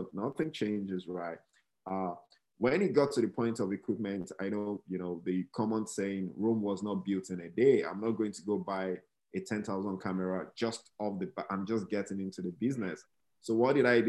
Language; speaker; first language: English; non-native, local second language; Yoruba